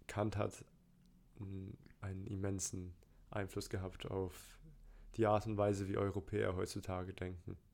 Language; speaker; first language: German; early bilingual, other home language; Turkish